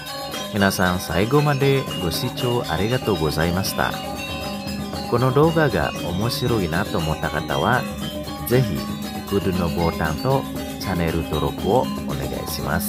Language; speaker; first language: Japanese; non-native, fluent; Indonesian